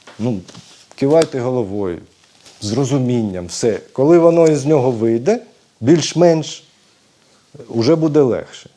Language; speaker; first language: Ukrainian; native; Ukrainian